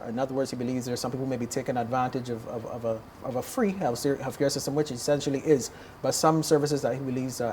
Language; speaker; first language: English; native; English